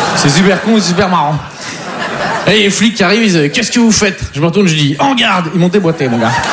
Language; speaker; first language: French; native; French